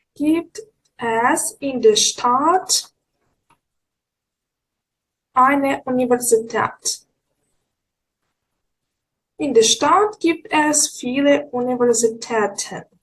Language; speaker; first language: German; non-native, learner; Ukrainian